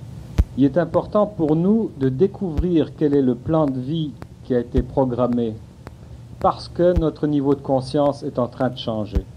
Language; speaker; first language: French; native; French